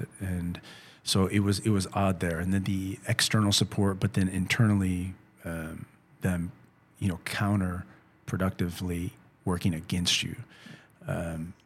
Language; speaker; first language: English; native; English